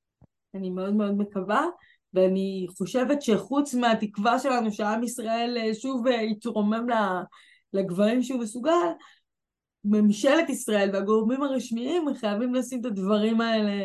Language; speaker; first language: Hebrew; native; Hebrew